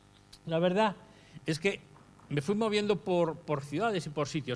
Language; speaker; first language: Spanish; native; Spanish